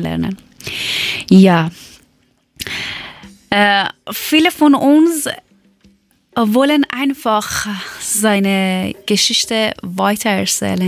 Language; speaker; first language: German; non-native, learner; Persian